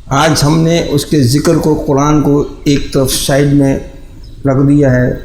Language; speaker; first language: Urdu; native; Urdu